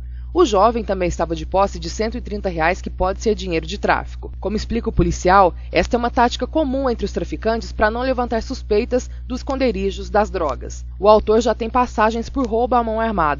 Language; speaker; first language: Portuguese; native; Portuguese